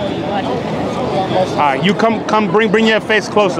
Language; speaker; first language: English; native; English